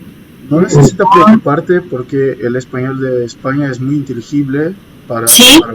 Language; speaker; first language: Spanish; non-native, fluent; Portuguese